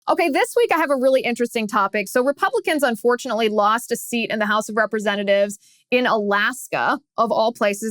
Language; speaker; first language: English; native; English